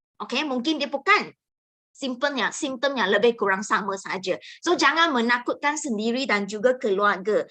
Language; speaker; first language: Malay; non-native, local second language; Chinese